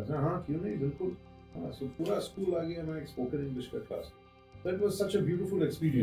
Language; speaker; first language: Hindi; non-native, local second language; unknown